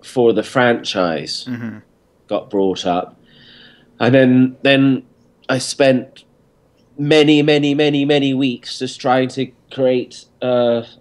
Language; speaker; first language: English; native; English